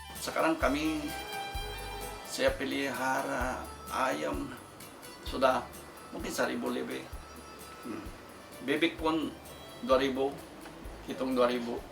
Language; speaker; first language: Indonesian; non-native, fluent; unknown